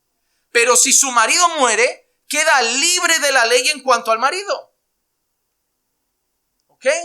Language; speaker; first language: Spanish; native; Spanish